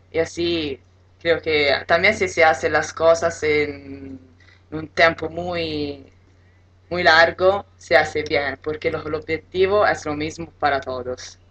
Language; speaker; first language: Spanish; non-native, learner; Italian